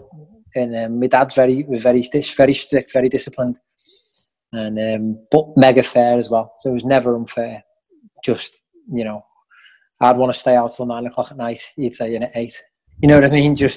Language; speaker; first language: English; native; English